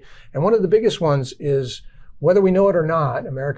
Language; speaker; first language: English; native; English